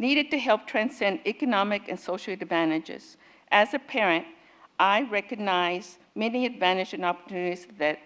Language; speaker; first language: English; native; English